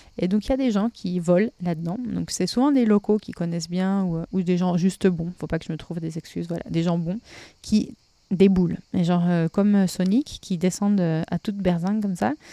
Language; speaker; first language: French; native; French